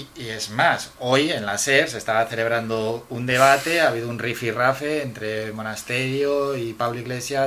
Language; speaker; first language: Spanish; native; Spanish